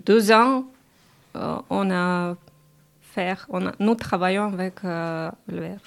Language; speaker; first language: French; non-native, learner; Ukrainian